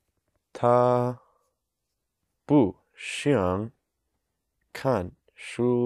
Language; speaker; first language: Chinese; non-native, learner; English